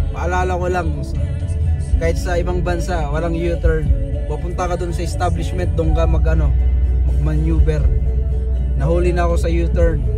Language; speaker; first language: Filipino; non-native, local second language; Waray